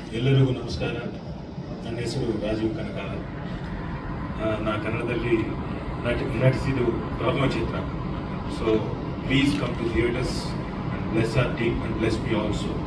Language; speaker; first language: Kannada; non-native, learner; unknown